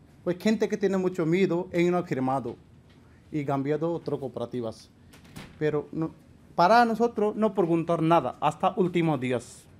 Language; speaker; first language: Spanish; non-native, learner; Punjabi